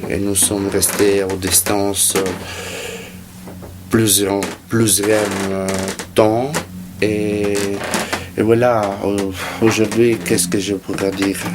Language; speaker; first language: French; non-native, learner; Italian